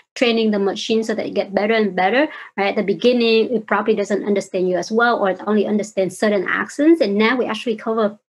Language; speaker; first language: English; non-native, fluent; Vietnamese